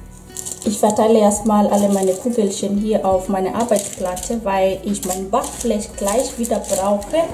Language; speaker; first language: German; non-native, fluent; Swahili